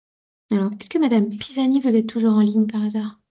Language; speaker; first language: French; native; French